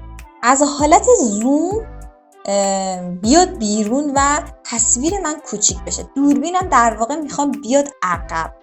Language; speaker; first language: Persian; native; Persian